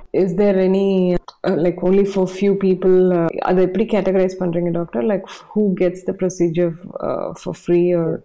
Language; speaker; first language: English; non-native, local second language; Tamil